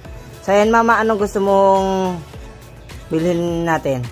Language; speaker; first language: Filipino; native; Filipino